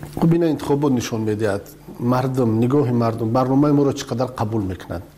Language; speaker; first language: Persian; native; Persian